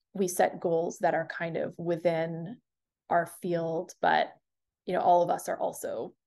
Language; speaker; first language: English; native; English